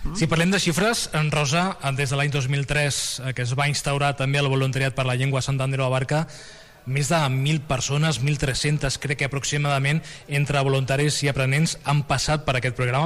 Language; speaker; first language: Catalan; native; Catalan